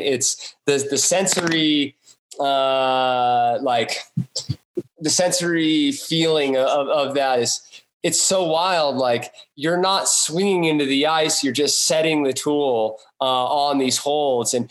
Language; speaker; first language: English; native; English